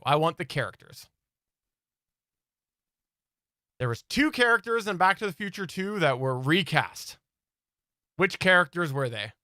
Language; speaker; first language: English; native; English